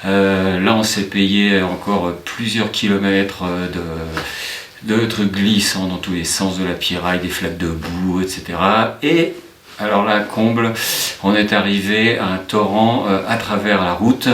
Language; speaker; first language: French; native; French